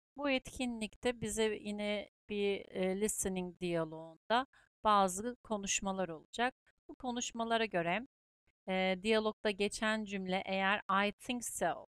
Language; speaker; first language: Turkish; native; Turkish